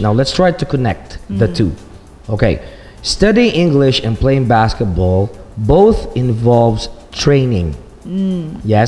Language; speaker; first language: English; non-native, local second language; Filipino